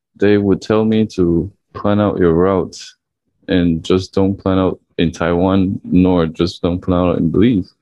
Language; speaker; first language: English; early bilingual, other home language; Chinese